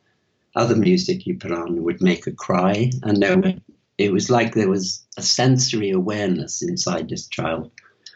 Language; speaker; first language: English; native; English